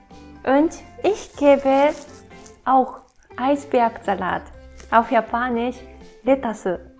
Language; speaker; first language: German; non-native, learner; Japanese